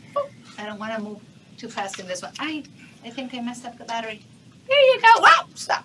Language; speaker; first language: English; non-native, fluent; Spanish